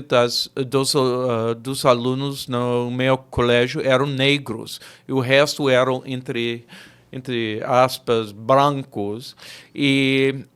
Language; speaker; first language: Portuguese; non-native, fluent; English